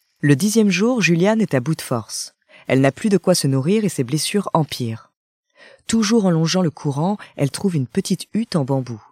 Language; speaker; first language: French; native; French